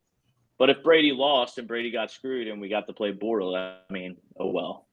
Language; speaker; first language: English; native; English